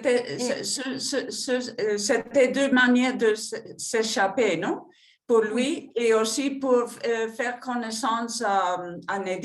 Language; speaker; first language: French; non-native, fluent; Spanish